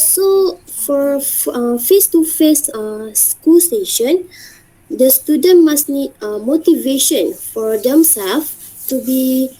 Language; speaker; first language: English; non-native, learner; Malay